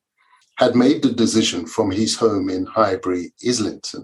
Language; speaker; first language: English; early bilingual, other home language; Yoruba